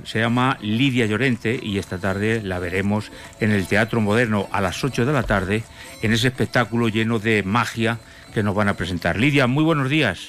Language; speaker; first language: Spanish; native; Spanish